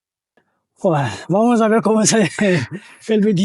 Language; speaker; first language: Spanish; non-native, fluent; Arabic